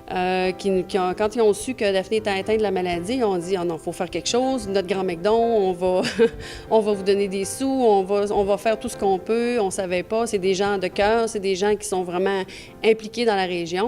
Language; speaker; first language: French; native; French